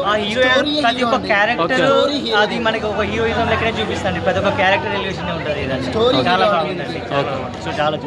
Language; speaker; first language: Telugu; native; Telugu